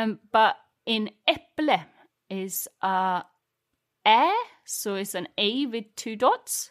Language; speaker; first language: English; non-native, fluent; Swedish